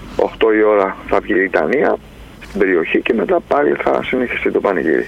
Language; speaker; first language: Greek; native; Greek